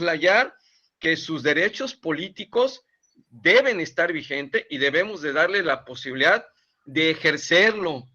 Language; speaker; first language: Spanish; native; Spanish